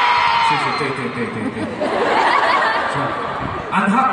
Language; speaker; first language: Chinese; non-native, learner; Korean